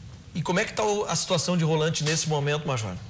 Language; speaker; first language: Portuguese; native; Portuguese